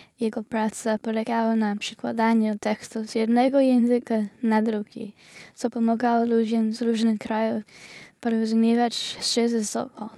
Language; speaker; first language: Polish; non-native, learner; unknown